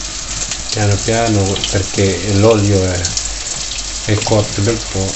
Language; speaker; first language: Italian; non-native, learner; Filipino